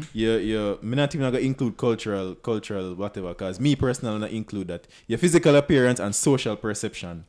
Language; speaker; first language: English; non-native, local second language; Jamaican Creole English